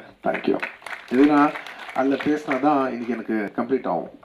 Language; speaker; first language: Tamil; non-native, local second language; Telugu